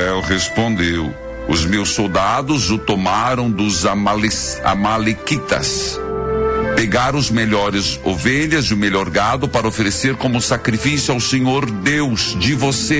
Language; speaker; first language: Portuguese; native; Portuguese